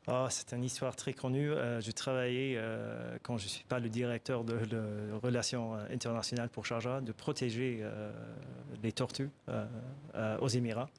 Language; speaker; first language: French; non-native, fluent; Arabic